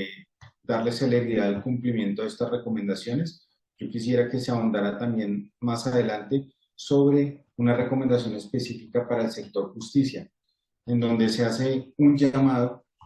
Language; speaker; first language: Spanish; native; Spanish